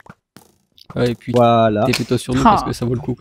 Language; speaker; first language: French; native; French